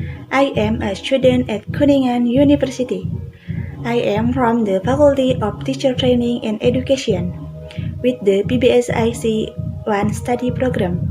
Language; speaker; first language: English; non-native, learner; Indonesian